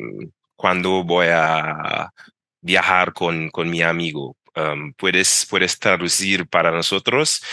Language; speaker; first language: Spanish; non-native, fluent; English